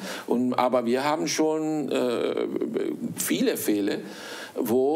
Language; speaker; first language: German; early bilingual, heritage; German